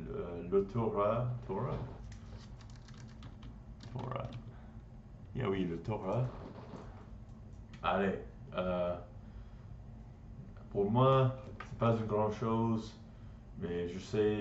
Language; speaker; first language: French; non-native, learner; English